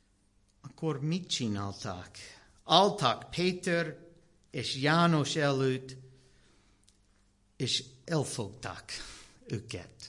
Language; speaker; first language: Hungarian; non-native, learner; English